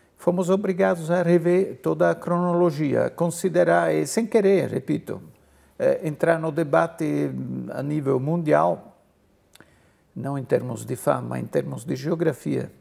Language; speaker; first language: Portuguese; non-native, fluent; Italian